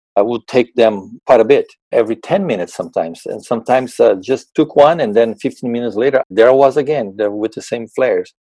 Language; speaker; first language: English; non-native, fluent; Portuguese